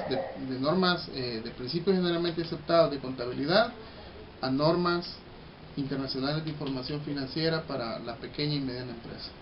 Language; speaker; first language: Spanish; native; Spanish